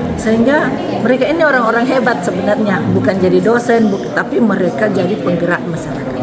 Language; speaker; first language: Indonesian; native; Indonesian